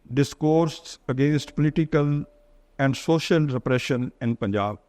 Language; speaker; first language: English; non-native, local second language; Punjabi